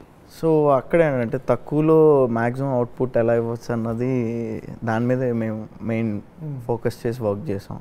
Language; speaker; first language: Telugu; native; Telugu